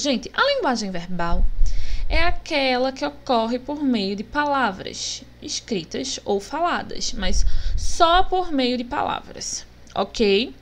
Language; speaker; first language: Portuguese; native; Portuguese